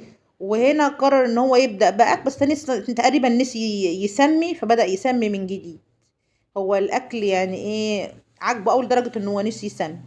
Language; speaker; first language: Arabic; native; Arabic